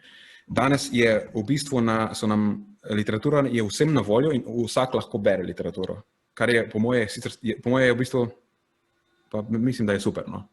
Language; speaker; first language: Slovenian; native; Slovenian